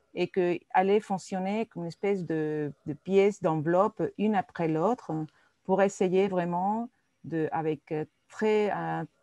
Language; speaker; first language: French; non-native, fluent; Spanish